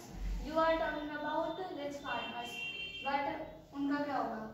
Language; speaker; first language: English; non-native, learner; Hindi